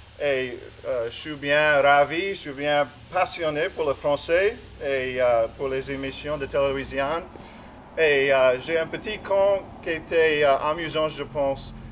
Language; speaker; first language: French; non-native, local second language; English